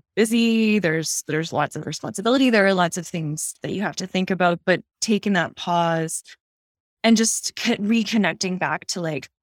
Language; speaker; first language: English; native; English